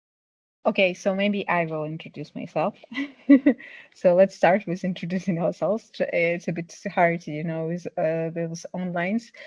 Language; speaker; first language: English; non-native, fluent; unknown